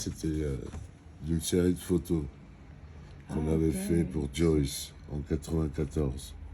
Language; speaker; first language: French; non-native, fluent; Georgian